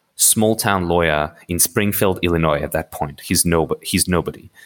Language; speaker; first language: English; early bilingual, other home language; Arabic